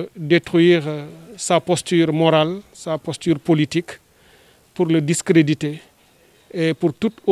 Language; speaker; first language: French; non-native, local second language; Wolof